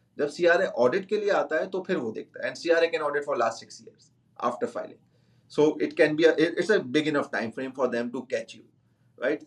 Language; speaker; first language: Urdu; native; Urdu